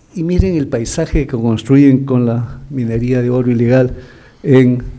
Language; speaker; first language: Spanish; native; Spanish